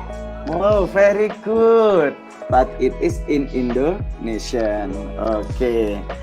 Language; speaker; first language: English; non-native, learner; Indonesian